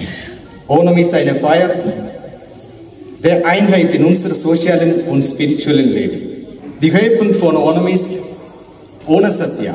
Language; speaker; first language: German; non-native, fluent; Malayalam